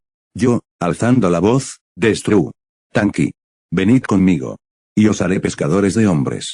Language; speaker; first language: Spanish; native; Spanish